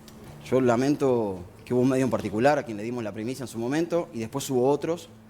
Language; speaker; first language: Spanish; native; Spanish